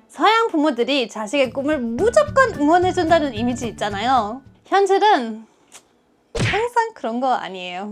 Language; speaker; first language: Korean; non-native, fluent; German